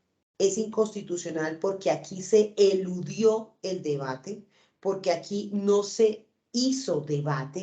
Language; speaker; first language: Spanish; native; Spanish